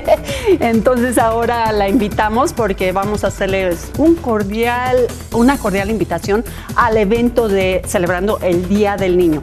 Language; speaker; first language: Spanish; native; Spanish